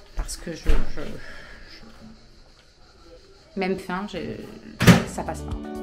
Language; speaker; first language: French; native; French